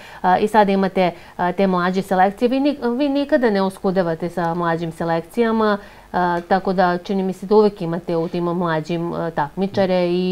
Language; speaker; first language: Serbian; native; Serbian